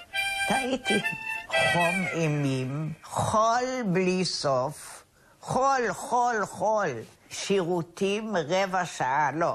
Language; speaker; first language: Hebrew; non-native, fluent; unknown